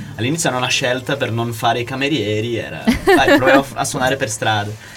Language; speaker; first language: Italian; non-native, fluent; Portuguese